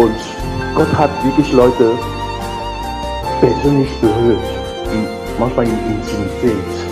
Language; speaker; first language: German; non-native, learner; French